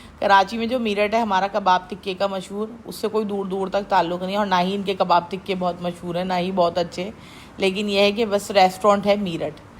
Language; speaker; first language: Urdu; native; Urdu